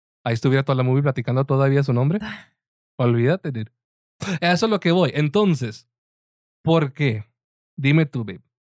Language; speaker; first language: Spanish; early bilingual, heritage; Spanish